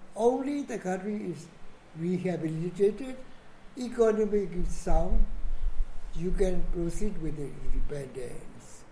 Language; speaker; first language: English; non-native, fluent; Burmese